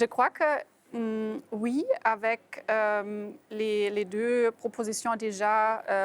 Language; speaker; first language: French; non-native, fluent; German